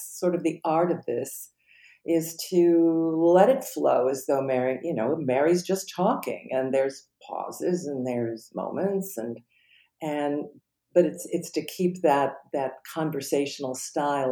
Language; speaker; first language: English; native; English